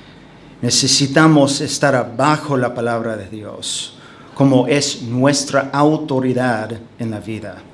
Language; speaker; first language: Spanish; non-native, fluent; English